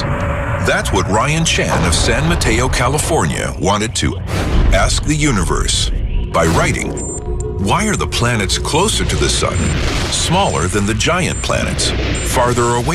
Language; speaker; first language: English; native; English